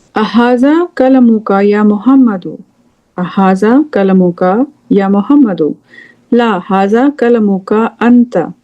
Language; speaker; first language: Arabic; non-native, fluent; English